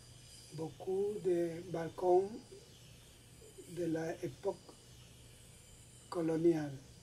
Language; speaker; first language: French; non-native, learner; Spanish